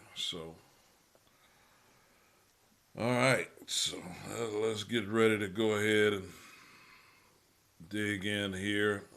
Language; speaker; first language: English; native; English